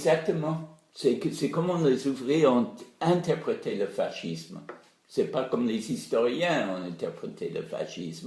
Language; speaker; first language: French; non-native, fluent; English